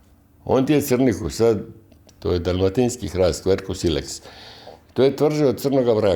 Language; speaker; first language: Croatian; native; Croatian